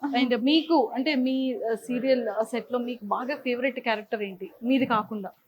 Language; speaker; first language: Telugu; native; Telugu